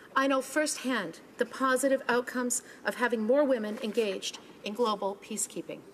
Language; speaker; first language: English; native; English